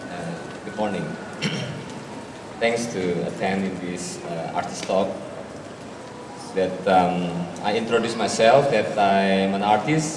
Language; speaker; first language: English; non-native, learner; Indonesian